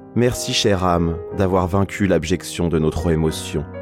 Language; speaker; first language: French; non-native, fluent; Portuguese